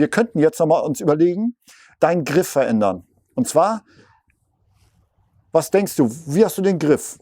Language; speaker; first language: German; native; German